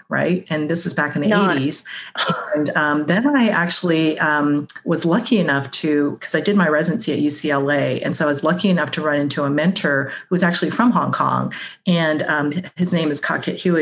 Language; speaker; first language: English; non-native, local second language; Cantonese